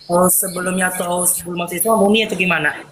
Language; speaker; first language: Indonesian; native; Indonesian